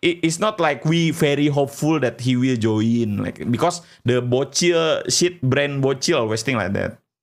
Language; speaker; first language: English; non-native, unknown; Indonesian